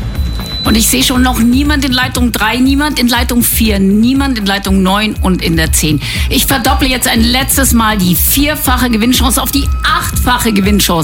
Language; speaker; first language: German; native; German